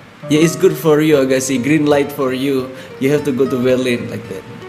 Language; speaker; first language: English; non-native, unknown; Indonesian